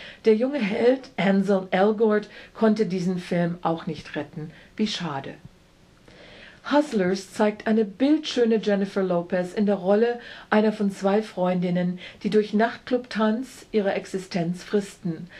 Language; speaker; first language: German; native; German